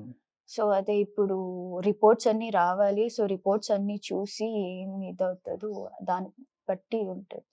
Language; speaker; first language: Telugu; non-native, local second language; Kannada